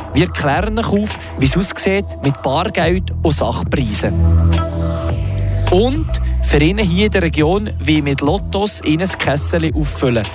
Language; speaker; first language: German; native; German